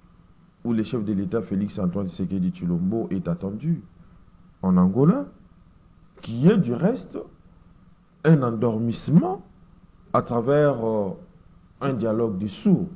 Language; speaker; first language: French; non-native, local second language; Lingala